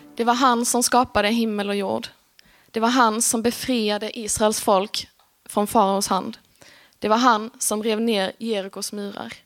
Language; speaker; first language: Swedish; native; Swedish